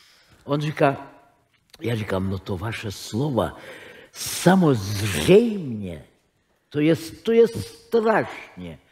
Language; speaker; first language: Czech; non-native, fluent; Russian